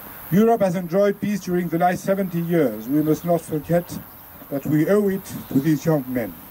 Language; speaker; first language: English; non-native, fluent; French